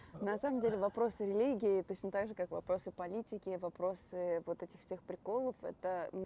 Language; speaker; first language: Russian; native; Russian